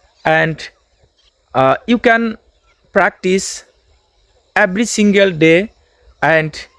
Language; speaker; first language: English; non-native, learner; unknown